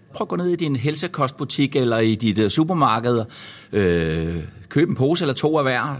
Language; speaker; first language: Danish; native; Danish